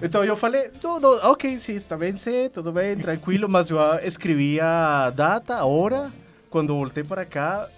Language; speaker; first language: Portuguese; non-native, fluent; Spanish